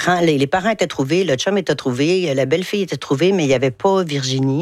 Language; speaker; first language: French; native; French